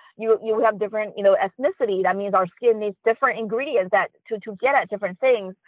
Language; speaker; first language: English; early bilingual, other home language; Chinese